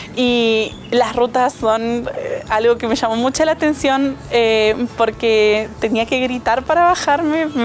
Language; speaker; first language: Spanish; native; Spanish